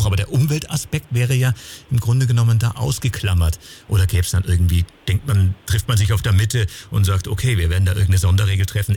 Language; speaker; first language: German; native; German